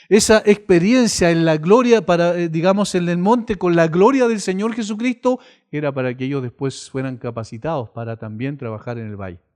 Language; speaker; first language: Spanish; native; Spanish